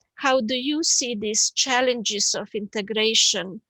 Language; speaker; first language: English; non-native, fluent; Slovenian